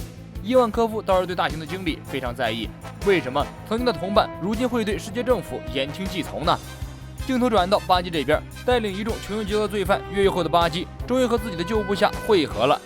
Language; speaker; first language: Chinese; native; Chinese